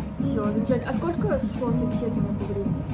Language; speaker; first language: Russian; native; Russian